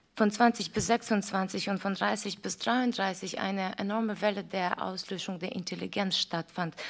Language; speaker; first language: German; non-native, fluent; Ukrainian